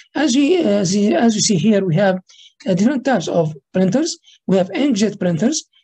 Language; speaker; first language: English; non-native, fluent; Arabic